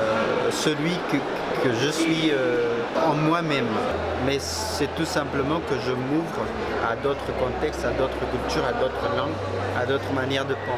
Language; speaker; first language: French; non-native, fluent; Spanish